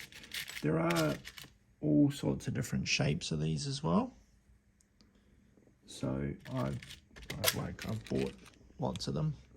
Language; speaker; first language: English; native; English